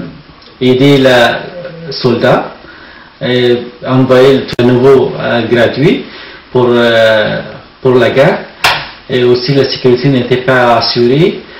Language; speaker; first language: French; non-native, learner; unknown